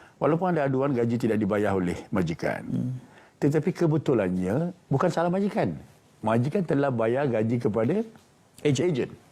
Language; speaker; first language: Malay; non-native, local second language; Tamil